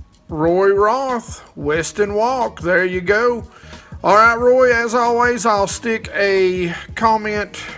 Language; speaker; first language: English; native; English